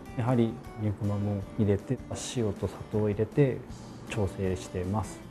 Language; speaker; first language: Japanese; native; Japanese